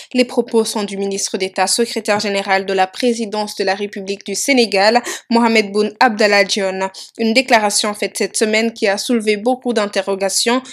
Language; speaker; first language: French; non-native, local second language; Wolof